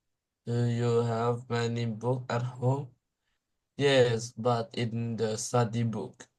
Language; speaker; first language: English; non-native, learner; Thai